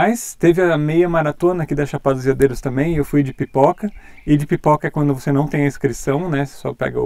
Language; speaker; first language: Portuguese; native; Portuguese